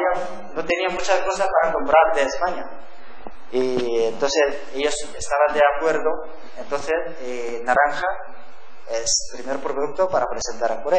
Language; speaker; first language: Spanish; non-native, learner; Korean